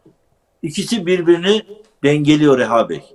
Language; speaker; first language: Turkish; native; Turkish